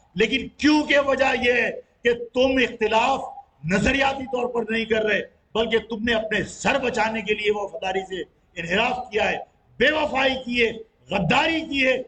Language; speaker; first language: Urdu; native; Urdu